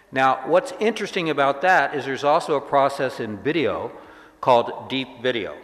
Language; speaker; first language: English; native; English